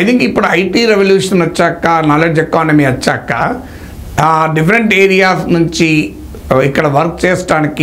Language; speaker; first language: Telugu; native; Telugu